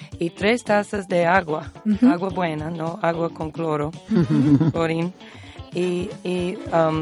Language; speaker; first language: Spanish; non-native, learner; English